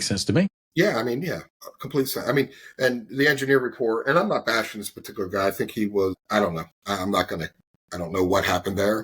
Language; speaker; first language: English; native; English